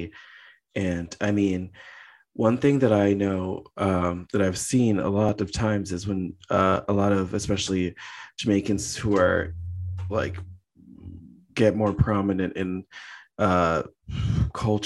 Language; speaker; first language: English; native; English